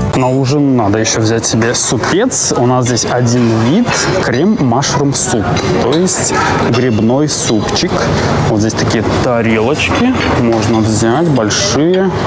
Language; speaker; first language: Russian; native; Russian